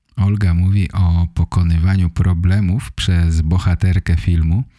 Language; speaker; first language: Polish; native; Polish